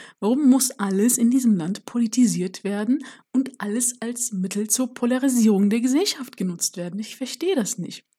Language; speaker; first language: German; early bilingual, other home language; Turkish